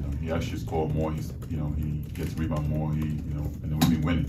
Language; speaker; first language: English; non-native, fluent; Japanese